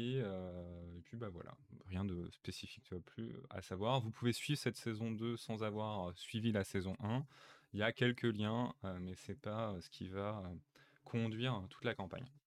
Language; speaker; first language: French; native; French